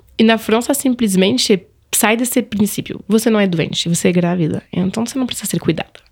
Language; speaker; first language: Portuguese; non-native, fluent; French